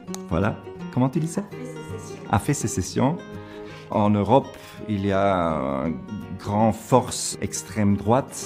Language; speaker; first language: French; non-native, local second language; Dutch